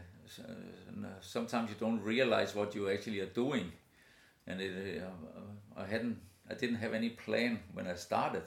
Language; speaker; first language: English; non-native, fluent; Danish